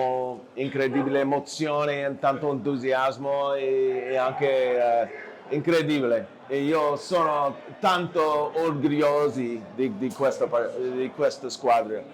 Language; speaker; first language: Italian; non-native, learner; English